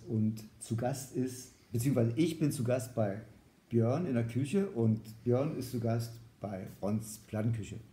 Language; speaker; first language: German; native; German